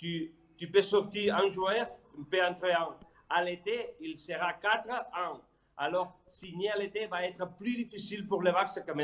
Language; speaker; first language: French; non-native, fluent; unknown